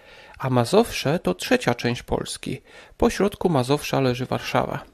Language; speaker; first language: Polish; native; Polish